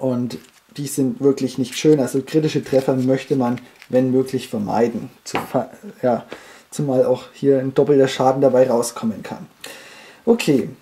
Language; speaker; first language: German; native; German